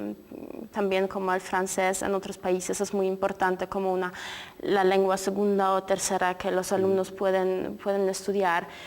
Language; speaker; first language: Spanish; non-native, fluent; Polish